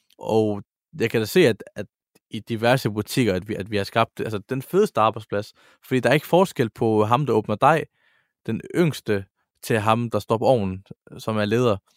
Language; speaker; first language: Danish; early bilingual, other home language; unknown